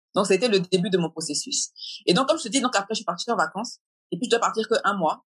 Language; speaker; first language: French; native; French